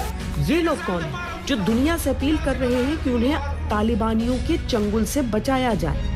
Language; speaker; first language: Hindi; native; Hindi